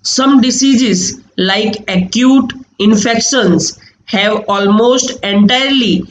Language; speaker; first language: English; non-native, local second language; Gujarati